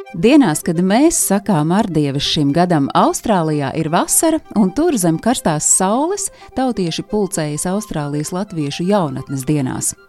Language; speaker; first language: Latvian; native; Latvian